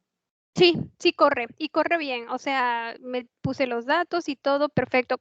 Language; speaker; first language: Spanish; native; Spanish